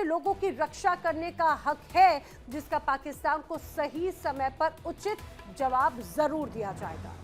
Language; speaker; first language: Hindi; native; Hindi